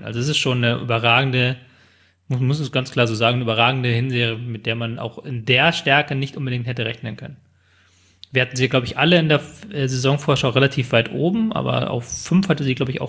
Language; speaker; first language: German; native; German